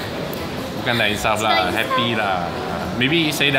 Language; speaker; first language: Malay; non-native, local second language; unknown